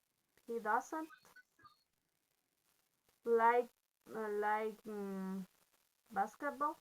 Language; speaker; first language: English; non-native, learner; Spanish